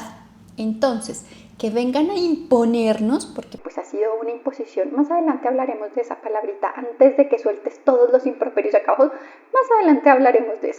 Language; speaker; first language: Spanish; native; Spanish